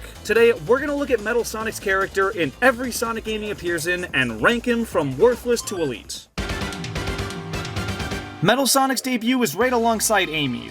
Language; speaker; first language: English; native; English